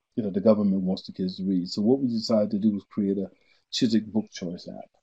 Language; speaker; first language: English; native; English